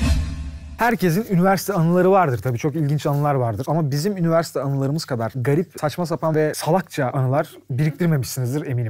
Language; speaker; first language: Turkish; native; Turkish